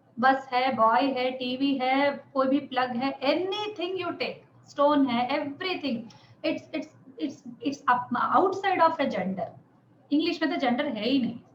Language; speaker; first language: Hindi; non-native, local second language; Telugu